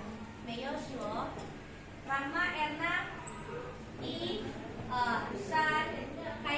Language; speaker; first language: Chinese; non-native, learner; Indonesian